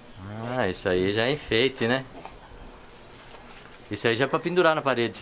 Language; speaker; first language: Portuguese; native; Portuguese